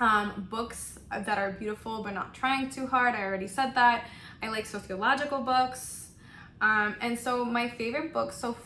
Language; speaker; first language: English; non-native, local second language; Spanish